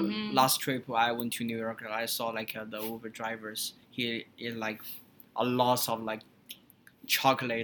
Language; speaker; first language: English; non-native, learner; Chinese